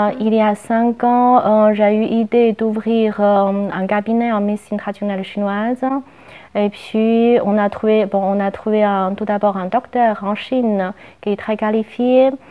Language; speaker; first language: French; non-native, fluent; Chinese